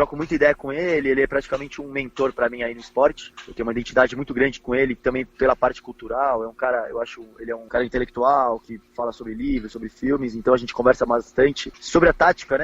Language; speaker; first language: Portuguese; native; Portuguese